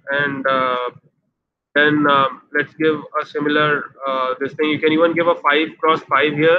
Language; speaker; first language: English; non-native, local second language; Hindi